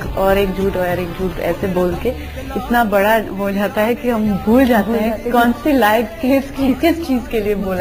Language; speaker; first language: Hindi; non-native, local second language; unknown